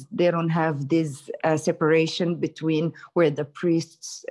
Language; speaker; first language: English; non-native, fluent; Hebrew